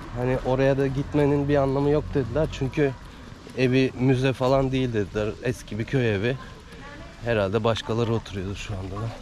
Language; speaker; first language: Turkish; native; Turkish